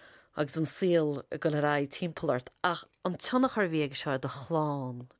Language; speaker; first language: Irish; native; Irish